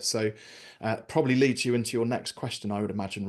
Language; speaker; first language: English; native; English